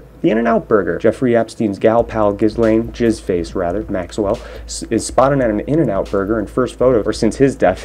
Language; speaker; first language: English; native; English